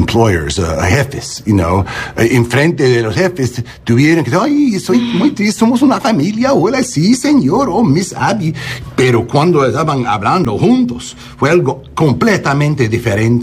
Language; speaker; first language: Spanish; early bilingual, heritage; English